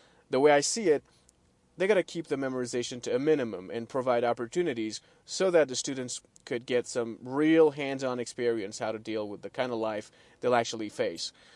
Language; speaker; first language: English; non-native, fluent; Persian